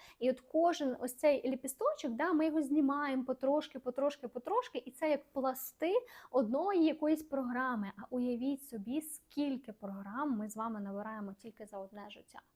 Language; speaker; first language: Ukrainian; non-native, local second language; Russian